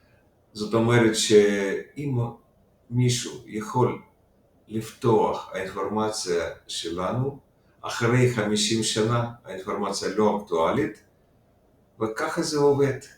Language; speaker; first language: Hebrew; non-native, fluent; Russian